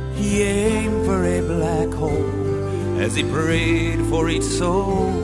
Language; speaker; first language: English; native; English